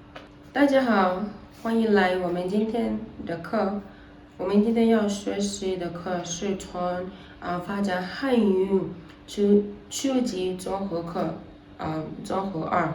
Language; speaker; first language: Chinese; non-native, learner; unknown